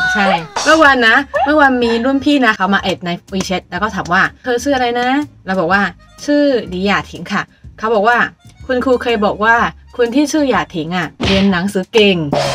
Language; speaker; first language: Thai; non-native, fluent; Chinese